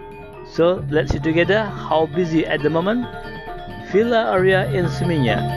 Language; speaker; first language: English; non-native, learner; Indonesian